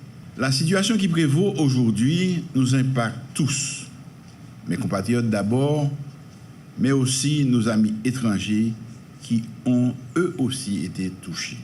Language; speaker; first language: French; non-native, local second language; Haitian Creole